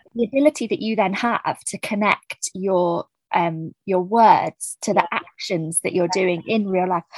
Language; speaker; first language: English; native; English